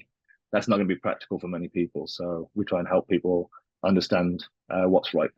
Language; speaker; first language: English; native; English